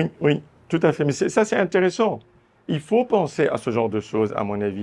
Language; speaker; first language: French; non-native, local second language; Arabic